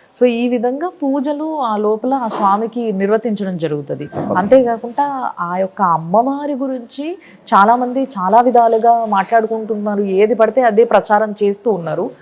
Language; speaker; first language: Telugu; native; Telugu